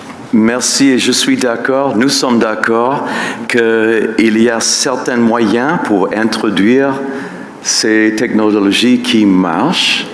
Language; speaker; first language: French; non-native, fluent; English